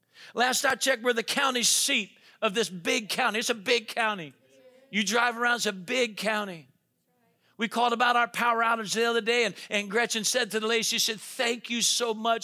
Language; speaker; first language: English; native; English